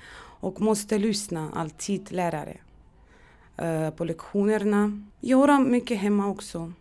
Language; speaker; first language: Swedish; non-native, learner; Russian